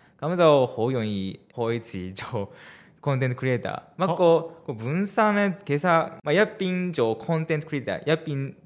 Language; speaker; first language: Cantonese; non-native, fluent; Japanese